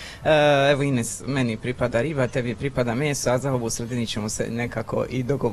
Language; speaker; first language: Croatian; native; Croatian